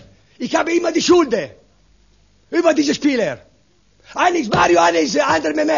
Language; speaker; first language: German; non-native, learner; Italian